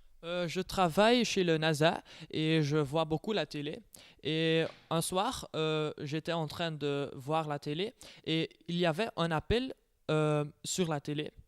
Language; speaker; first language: French; non-native, learner; Dutch